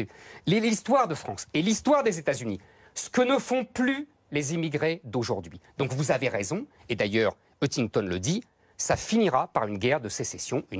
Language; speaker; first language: French; native; French